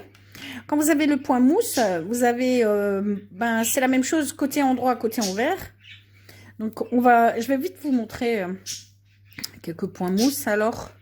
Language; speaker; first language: French; native; French